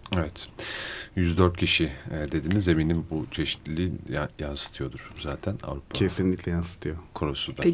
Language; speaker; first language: Turkish; native; Turkish